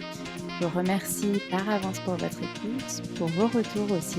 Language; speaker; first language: French; native; French